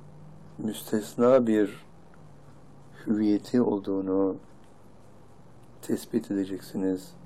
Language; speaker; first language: Turkish; native; Turkish